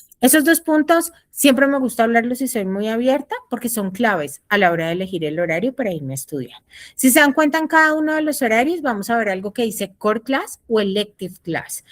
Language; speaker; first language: Spanish; native; Spanish